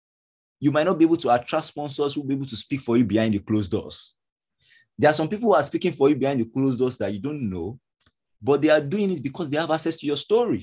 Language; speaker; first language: English; non-native, local second language; Yoruba